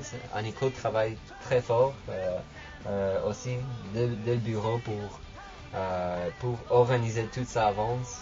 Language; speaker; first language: French; non-native, fluent; English